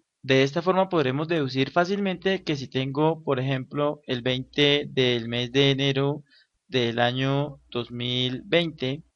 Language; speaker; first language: Spanish; native; Spanish